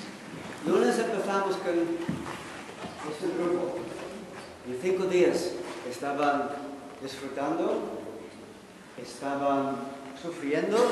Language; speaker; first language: Spanish; non-native, learner; Dutch